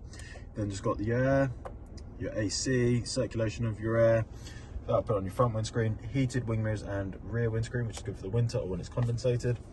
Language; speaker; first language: English; native; English